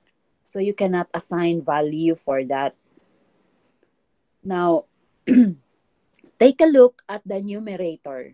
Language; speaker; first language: English; non-native, local second language; Filipino